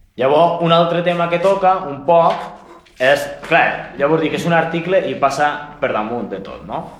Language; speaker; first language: Catalan; native; Catalan